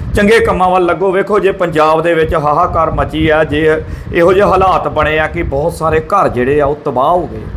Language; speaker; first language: Punjabi; native; Punjabi